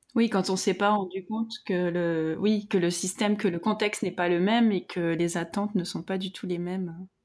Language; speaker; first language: French; native; French